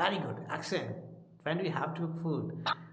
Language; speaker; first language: English; non-native, local second language; Hindi